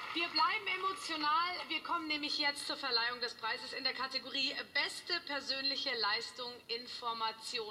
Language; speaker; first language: German; native; German